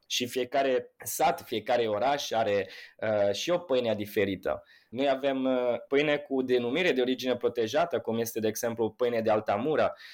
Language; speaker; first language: Romanian; non-native, fluent; Italian